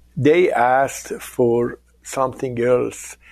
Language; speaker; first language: English; non-native, fluent; Persian